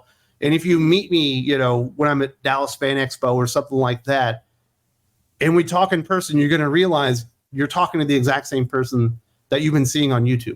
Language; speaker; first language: English; native; English